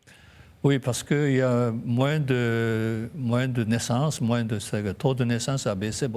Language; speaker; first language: French; non-native, fluent; Japanese